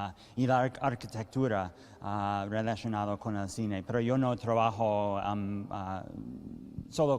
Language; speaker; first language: Spanish; early bilingual, heritage; English